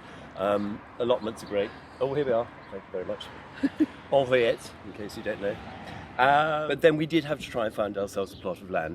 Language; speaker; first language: English; native; English